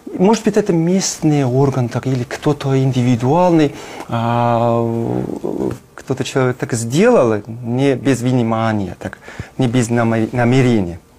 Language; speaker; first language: Russian; non-native, learner; Kazakh